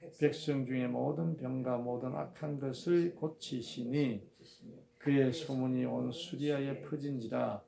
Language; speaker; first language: Korean; native; Korean